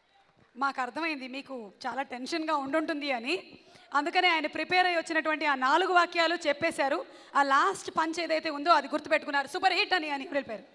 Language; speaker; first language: Telugu; native; Telugu